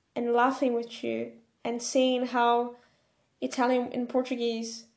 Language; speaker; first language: English; non-native, fluent; Portuguese